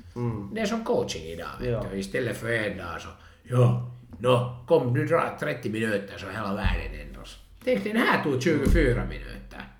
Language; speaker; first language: Swedish; non-native, local second language; Finnish